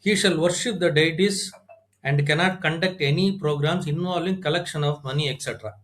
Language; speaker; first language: English; non-native, local second language; Tamil